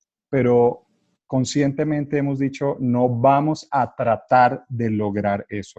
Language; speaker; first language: Spanish; native; Spanish